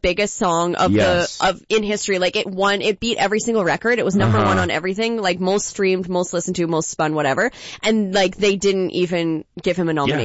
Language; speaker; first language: English; native; English